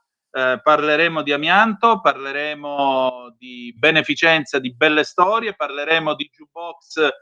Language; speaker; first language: Italian; native; Italian